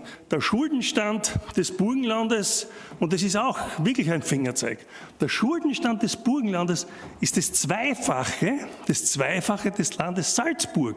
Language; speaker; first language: German; native; German